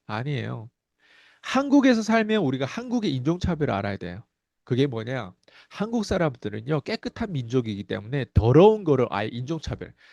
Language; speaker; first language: Korean; non-native, fluent; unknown